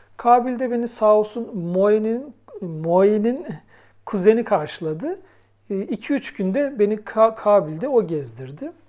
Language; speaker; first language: Turkish; native; Turkish